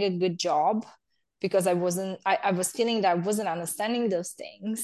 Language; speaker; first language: English; non-native, fluent; Romanian